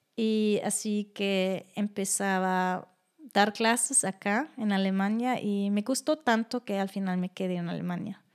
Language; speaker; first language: Spanish; non-native, fluent; German